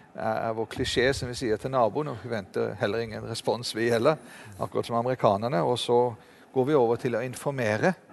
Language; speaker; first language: Norwegian; native; Norwegian